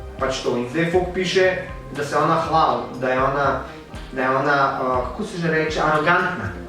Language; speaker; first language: Slovenian; non-native, local second language; Bosnian